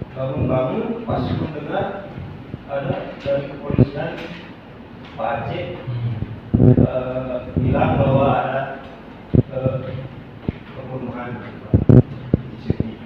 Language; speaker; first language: Indonesian; non-native, local second language; Sundanese